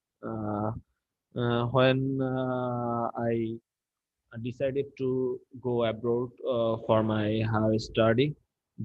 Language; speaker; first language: English; non-native, learner; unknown